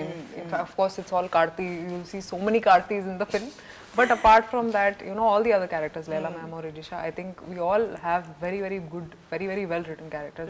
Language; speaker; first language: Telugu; non-native, local second language; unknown